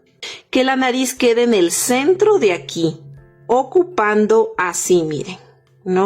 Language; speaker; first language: Spanish; native; Spanish